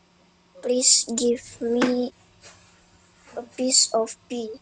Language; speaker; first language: English; non-native, learner; Indonesian